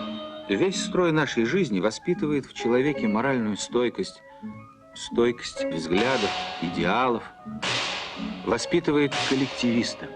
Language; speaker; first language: Russian; native; Russian